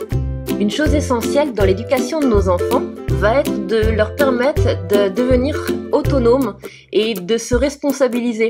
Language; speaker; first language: French; native; French